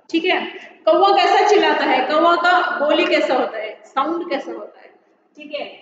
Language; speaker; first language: Hindi; non-native, local second language; Tamil